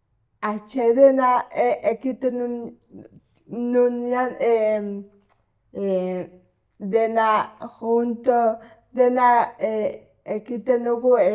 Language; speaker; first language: Basque; non-native, local second language; Spanish